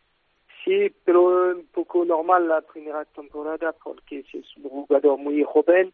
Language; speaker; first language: Spanish; non-native, fluent; French